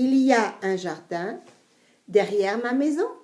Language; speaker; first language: French; non-native, fluent; English